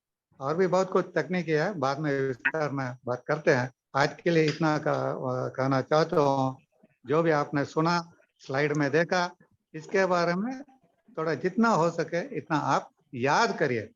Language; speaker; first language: Hindi; non-native, local second language; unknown